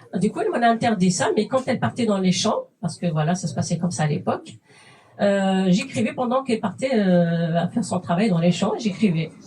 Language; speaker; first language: French; non-native, fluent; Kabyle